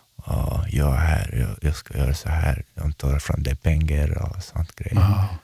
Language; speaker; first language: Swedish; non-native, fluent; Chechen